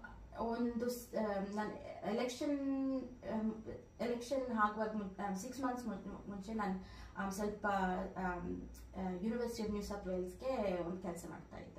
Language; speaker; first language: Kannada; early bilingual, heritage; Kannada